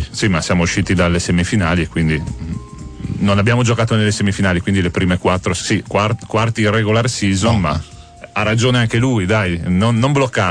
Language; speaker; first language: Italian; native; Italian